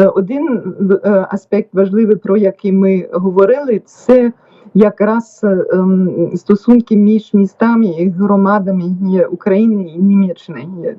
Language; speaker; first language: Ukrainian; non-native, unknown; German